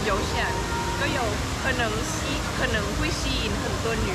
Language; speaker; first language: Chinese; non-native, fluent; Thai